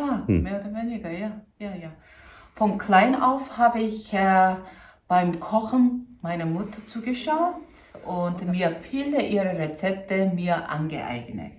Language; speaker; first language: German; non-native, fluent; Korean